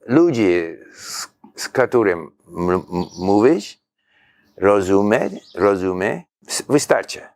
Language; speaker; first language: Polish; non-native, learner; English